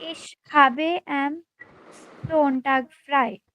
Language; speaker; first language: German; non-native, learner; Hindi